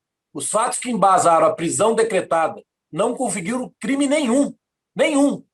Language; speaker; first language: Portuguese; native; Portuguese